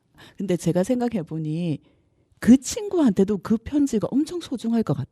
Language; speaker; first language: Korean; native; Korean